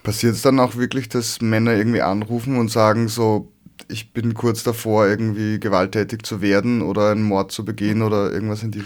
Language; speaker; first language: German; native; German